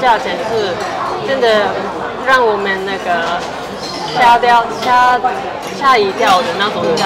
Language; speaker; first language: Chinese; non-native, fluent; Japanese